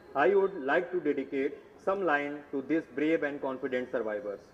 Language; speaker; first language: English; non-native, local second language; Hindi